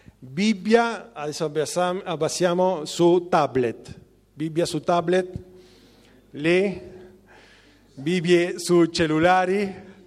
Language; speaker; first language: Italian; non-native, fluent; Spanish